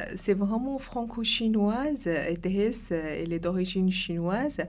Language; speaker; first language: French; non-native, fluent; Chinese